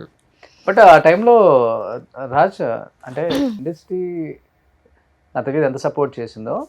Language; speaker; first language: Telugu; native; Telugu